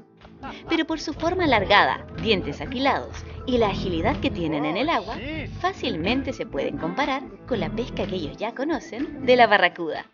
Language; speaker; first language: Spanish; native; Spanish